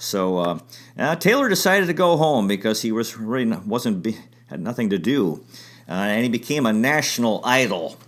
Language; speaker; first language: English; native; English